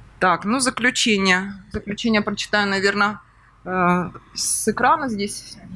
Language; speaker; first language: Russian; native; Russian